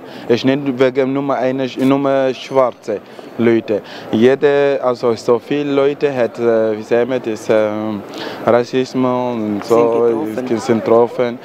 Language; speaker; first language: German; non-native, learner; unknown